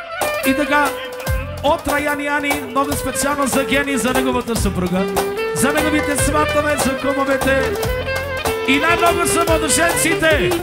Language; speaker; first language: Bulgarian; non-native, local second language; Romany